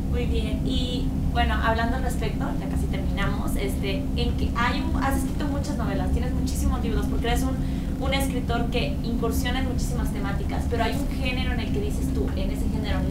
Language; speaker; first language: Spanish; native; Spanish